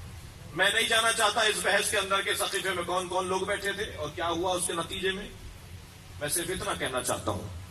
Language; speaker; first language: Urdu; native; Urdu